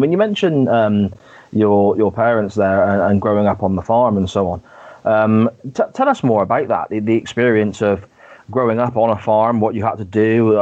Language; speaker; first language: English; native; English